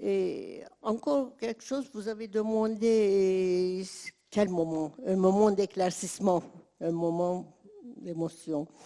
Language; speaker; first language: French; non-native, fluent; Turkish